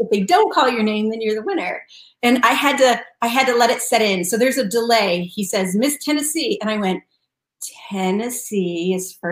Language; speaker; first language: English; native; English